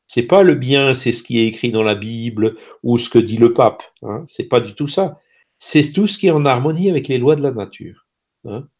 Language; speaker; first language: French; native; French